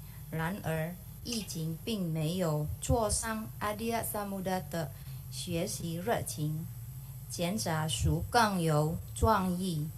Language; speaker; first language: Chinese; non-native, learner; Indonesian